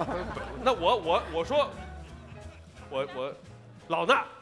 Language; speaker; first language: Chinese; native; Chinese